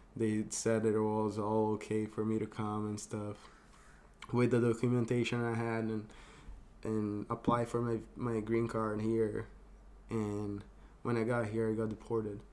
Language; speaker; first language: English; non-native, fluent; Portuguese